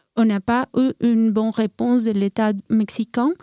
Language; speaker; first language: French; non-native, fluent; Spanish